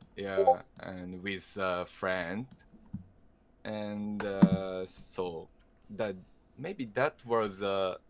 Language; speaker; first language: English; non-native, learner; Japanese